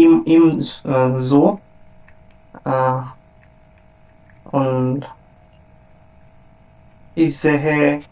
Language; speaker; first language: German; non-native, learner; Bangla